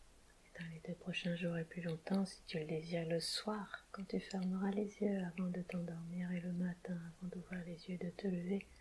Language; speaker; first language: French; native; French